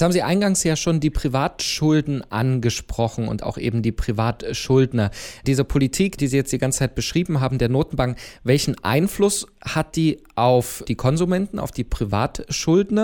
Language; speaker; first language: German; native; German